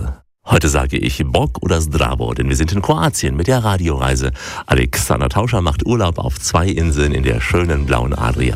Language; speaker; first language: German; native; German